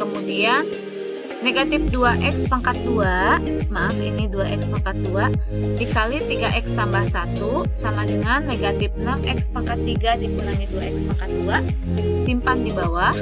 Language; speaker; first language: Indonesian; native; Indonesian